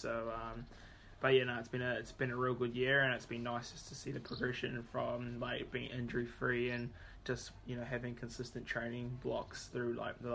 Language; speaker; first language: English; native; English